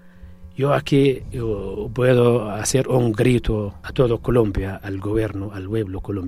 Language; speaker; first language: Spanish; non-native, fluent; Arabic